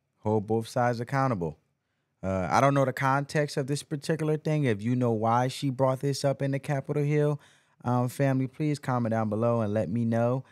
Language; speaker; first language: English; native; English